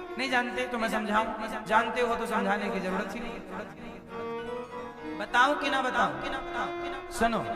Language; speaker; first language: Hindi; native; Hindi